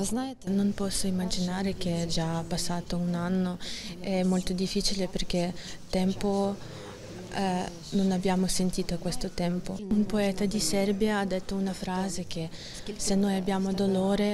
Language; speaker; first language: Italian; non-native, learner; Ukrainian